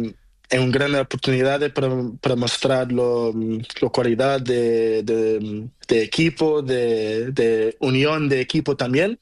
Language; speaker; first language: Spanish; non-native, learner; Portuguese